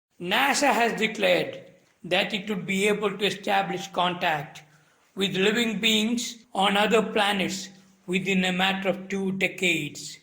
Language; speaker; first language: English; non-native, local second language; Malayalam